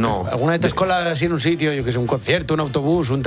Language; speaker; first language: Spanish; native; Spanish